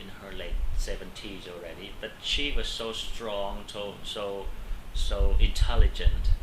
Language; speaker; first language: English; non-native, fluent; Khmer